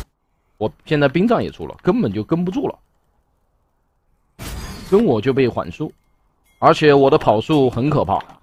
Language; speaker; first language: Chinese; native; Chinese